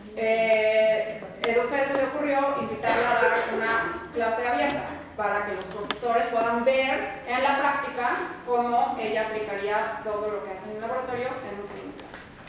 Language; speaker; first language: Spanish; native; Spanish